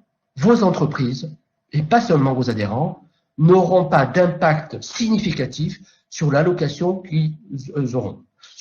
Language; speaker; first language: French; native; French